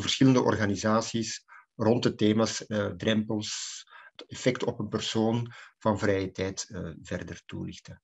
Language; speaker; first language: Dutch; native; Dutch